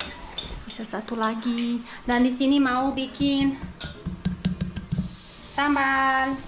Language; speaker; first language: Indonesian; non-native, learner; Serbian